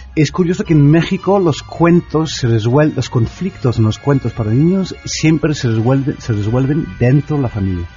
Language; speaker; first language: Spanish; non-native, fluent; English